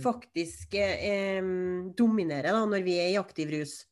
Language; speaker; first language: Norwegian; native; Norwegian